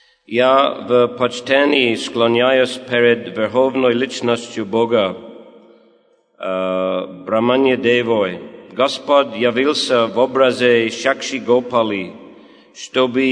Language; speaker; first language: Russian; non-native, fluent; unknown